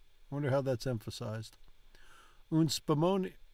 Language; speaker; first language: English; native; English